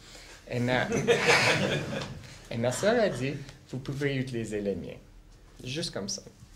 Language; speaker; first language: French; non-native, local second language; English